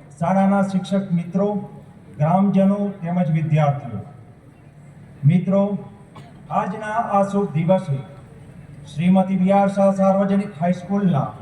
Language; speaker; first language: Gujarati; native; Gujarati